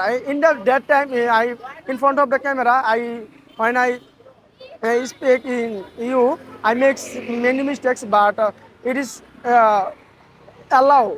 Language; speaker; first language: English; non-native, learner; Bangla